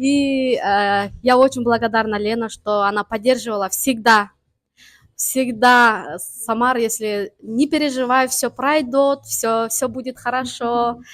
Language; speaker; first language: Russian; non-native, local second language; Kyrgyz